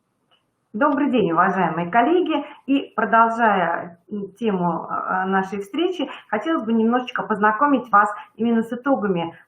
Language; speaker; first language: Russian; native; Russian